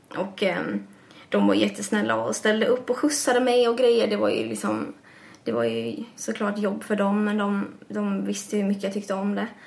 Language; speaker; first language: Swedish; early bilingual, other home language; English